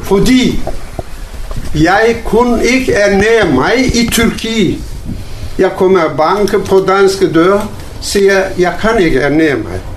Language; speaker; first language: Danish; non-native, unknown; Turkish